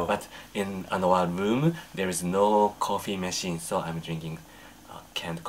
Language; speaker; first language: English; non-native, fluent; Japanese